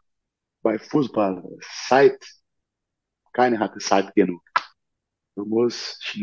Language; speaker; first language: German; non-native, learner; Portuguese